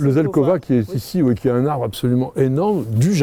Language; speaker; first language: French; native; French